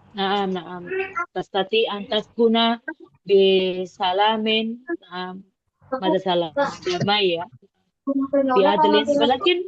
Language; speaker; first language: Arabic; non-native, fluent; Indonesian